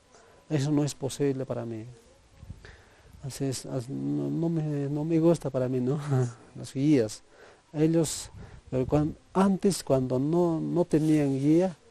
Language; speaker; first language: Spanish; non-native, local second language; Quechua